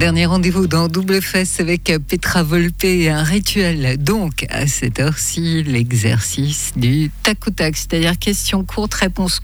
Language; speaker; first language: French; native; French